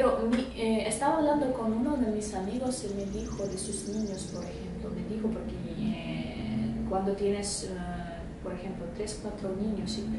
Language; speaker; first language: Spanish; non-native, fluent; Russian